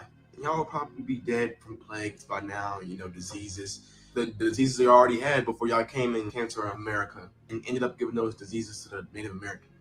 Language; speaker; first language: English; native; English